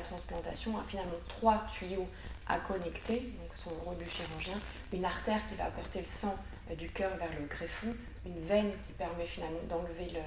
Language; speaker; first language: French; native; French